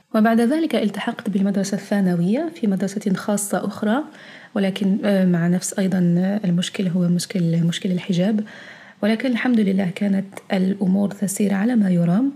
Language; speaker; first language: Arabic; early bilingual, heritage; Arabic